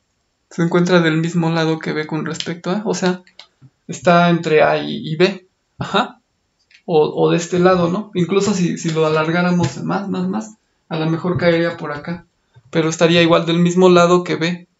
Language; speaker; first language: Spanish; native; Spanish